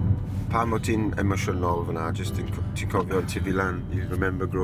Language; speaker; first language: Welsh; native; Welsh